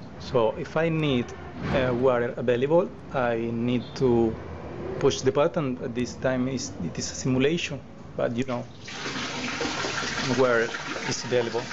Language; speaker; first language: English; non-native, learner; Spanish